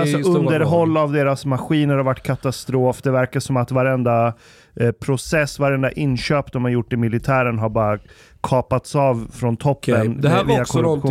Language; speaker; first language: Swedish; native; Swedish